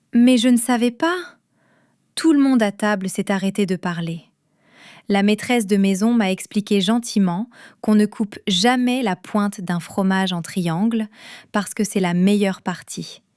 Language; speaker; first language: French; non-native, fluent; English